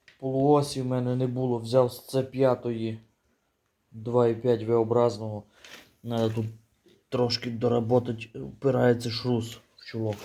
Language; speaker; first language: Ukrainian; native; Ukrainian